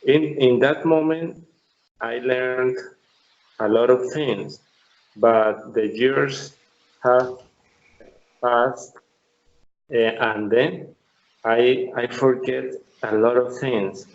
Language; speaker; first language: English; non-native, learner; Spanish